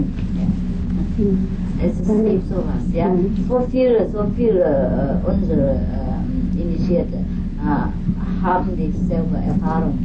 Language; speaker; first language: German; non-native, learner; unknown